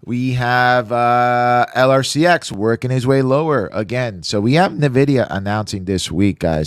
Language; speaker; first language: English; native; English